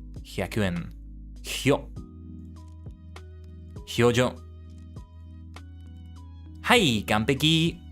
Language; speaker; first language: Japanese; non-native, learner; English